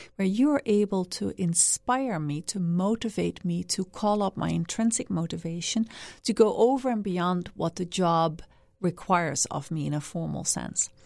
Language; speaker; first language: English; non-native, fluent; Dutch